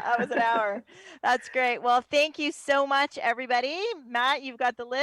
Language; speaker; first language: English; native; English